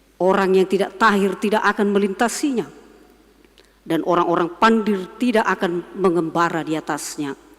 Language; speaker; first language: Indonesian; non-native, local second language; Batak Toba